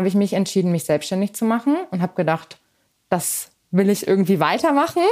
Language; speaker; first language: German; native; German